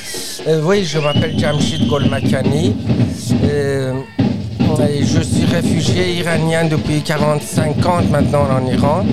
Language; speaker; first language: French; non-native, fluent; Persian